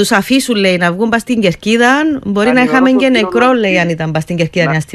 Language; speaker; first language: Greek; native; Greek